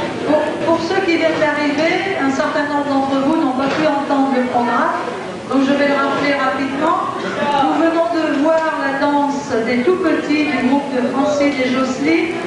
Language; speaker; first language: French; native; French